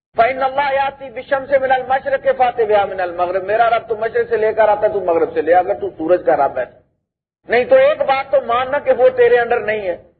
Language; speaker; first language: Urdu; non-native, local second language; Punjabi